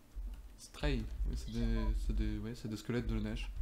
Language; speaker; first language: French; native; French